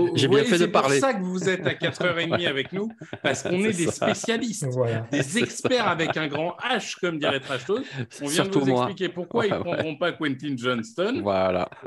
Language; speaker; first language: French; native; French